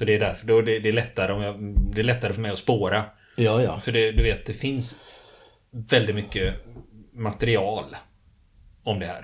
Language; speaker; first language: Swedish; native; Swedish